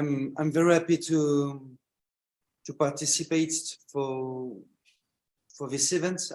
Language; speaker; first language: English; non-native, learner; French